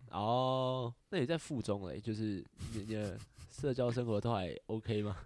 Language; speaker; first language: Chinese; native; Chinese